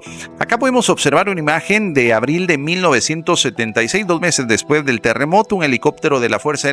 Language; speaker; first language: Spanish; native; Spanish